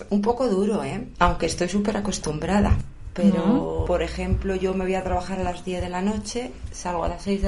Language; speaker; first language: Spanish; native; Spanish